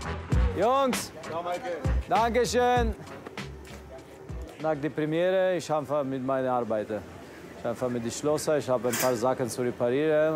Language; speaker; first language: German; non-native, learner; Italian